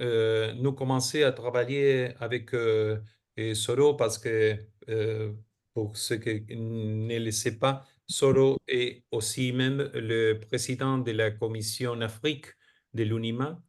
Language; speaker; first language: French; non-native, fluent; Spanish